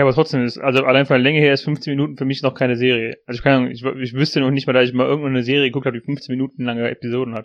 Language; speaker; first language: German; native; German